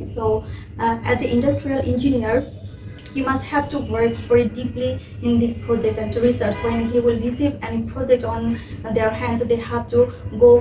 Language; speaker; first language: English; non-native, local second language; Bangla